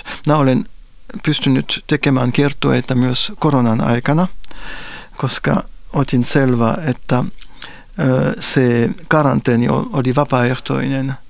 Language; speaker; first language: Finnish; non-native, fluent; French